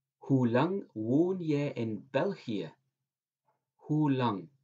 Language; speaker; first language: Dutch; non-native, fluent; Turkish